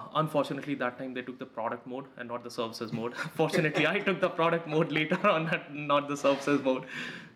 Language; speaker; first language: English; non-native, local second language; Hindi